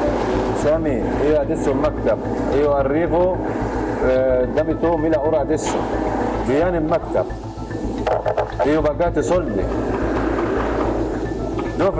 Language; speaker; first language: Italian; non-native, learner; Arabic